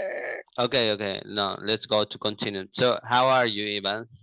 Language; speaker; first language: English; non-native, learner; Portuguese